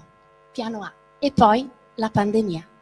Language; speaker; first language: Italian; native; Italian